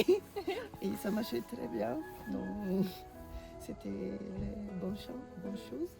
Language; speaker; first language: French; non-native, fluent; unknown